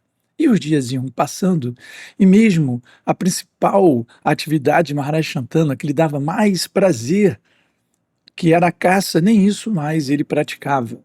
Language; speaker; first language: Portuguese; native; Portuguese